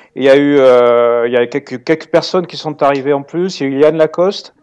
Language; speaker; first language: French; native; French